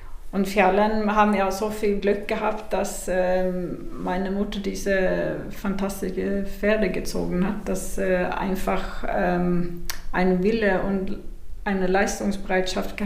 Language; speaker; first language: German; non-native, fluent; Swedish